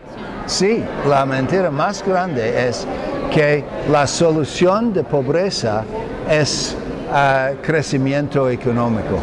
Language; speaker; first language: Spanish; non-native, fluent; English